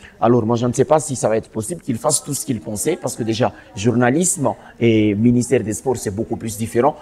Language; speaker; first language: French; non-native, local second language; Swahili